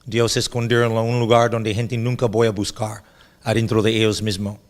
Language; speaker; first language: Spanish; non-native, learner; English